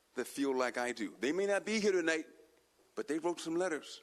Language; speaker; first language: English; native; English